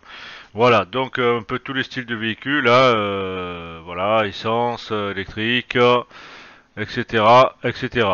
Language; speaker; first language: French; native; French